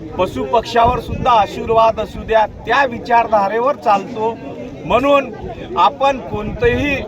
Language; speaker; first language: Marathi; non-native, local second language; Lambadi